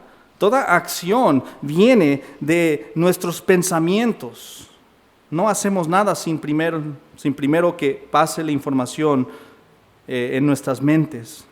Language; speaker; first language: Spanish; native; Spanish